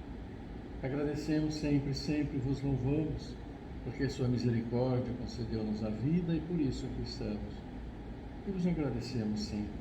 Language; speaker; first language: Portuguese; native; Portuguese